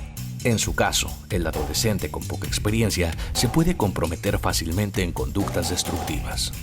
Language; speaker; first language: Spanish; native; Spanish